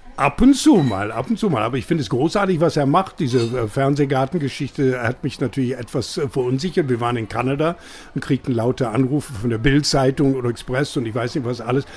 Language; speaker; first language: German; non-native, fluent; English